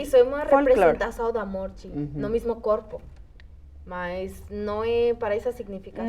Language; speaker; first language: Portuguese; non-native, fluent; Spanish